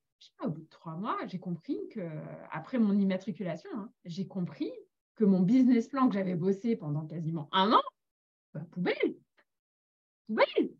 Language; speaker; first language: French; native; French